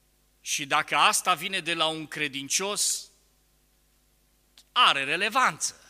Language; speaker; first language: Romanian; native; Romanian